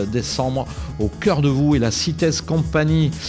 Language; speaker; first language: French; native; French